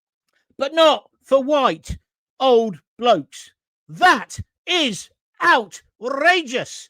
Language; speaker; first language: English; native; English